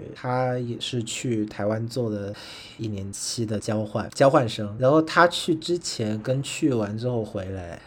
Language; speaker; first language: Chinese; non-native, fluent; Vietnamese